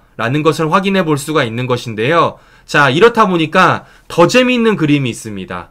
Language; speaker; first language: Korean; native; Korean